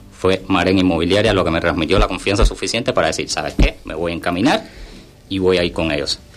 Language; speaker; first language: Spanish; native; Spanish